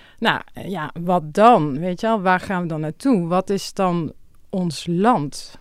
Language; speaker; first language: Dutch; native; Dutch